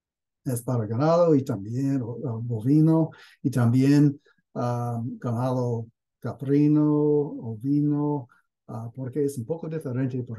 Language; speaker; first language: Spanish; non-native, fluent; English